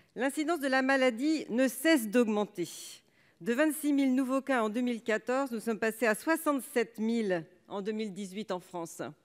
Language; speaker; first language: French; native; French